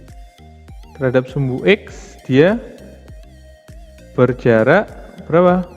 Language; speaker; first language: Indonesian; native; Indonesian